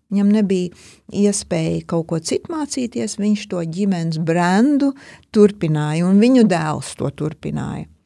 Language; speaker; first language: Latvian; early bilingual, heritage; Latvian